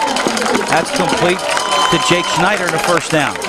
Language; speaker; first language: English; native; English